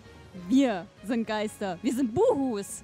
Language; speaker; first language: German; native; German